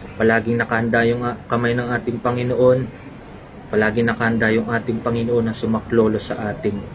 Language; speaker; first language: Filipino; native; Filipino